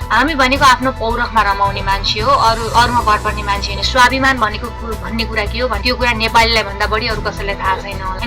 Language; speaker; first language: Nepali; native; Nepali